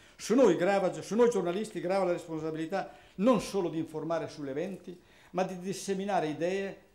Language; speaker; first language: Italian; early bilingual, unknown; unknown